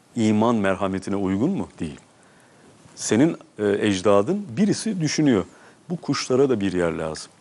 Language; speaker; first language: Turkish; native; Turkish